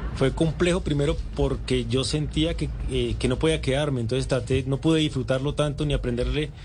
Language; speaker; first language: Spanish; native; Spanish